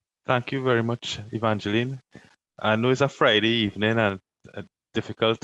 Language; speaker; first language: English; native; English